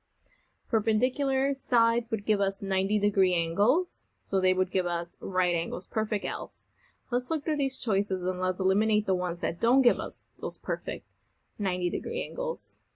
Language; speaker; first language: English; native; English